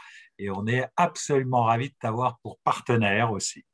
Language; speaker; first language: French; native; French